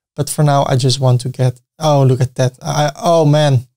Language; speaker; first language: English; non-native, fluent; Dutch